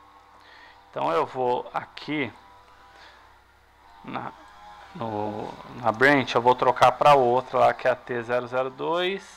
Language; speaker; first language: Portuguese; native; Portuguese